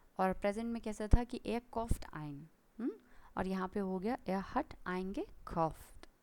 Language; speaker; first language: Hindi; native; Hindi